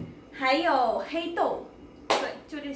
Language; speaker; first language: Chinese; non-native, fluent; Portuguese